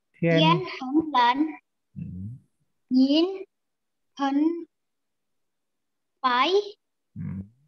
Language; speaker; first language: Chinese; non-native, learner; Indonesian